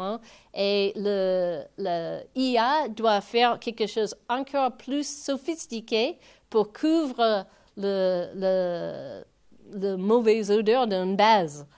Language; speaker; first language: French; non-native, fluent; English